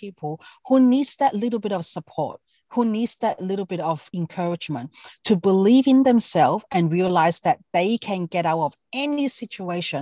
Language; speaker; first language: English; non-native, local second language; Cantonese